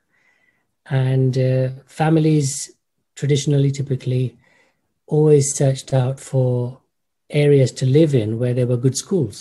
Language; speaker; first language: English; native; English